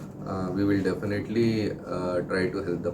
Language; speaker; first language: Kannada; non-native, fluent; Hindi